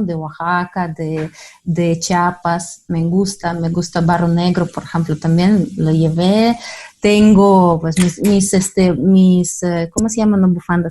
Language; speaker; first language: Spanish; non-native, fluent; Russian